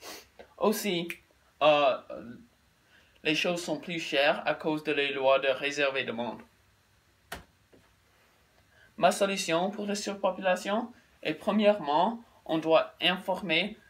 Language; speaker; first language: French; non-native, learner; English